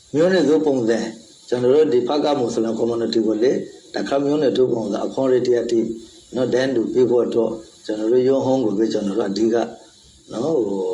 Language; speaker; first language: Burmese; non-native, local second language; Rohingya